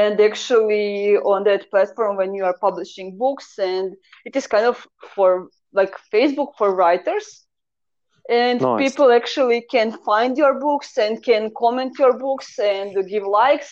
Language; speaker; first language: English; non-native, learner; Croatian